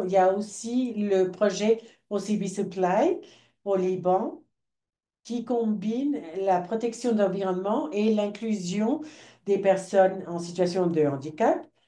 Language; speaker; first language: French; non-native, fluent; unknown